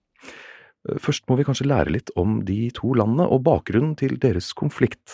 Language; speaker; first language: Norwegian; native; Norwegian